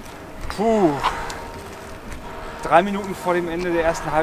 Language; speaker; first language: German; native; German